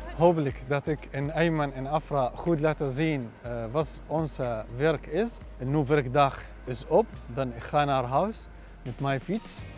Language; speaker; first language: Dutch; non-native, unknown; Arabic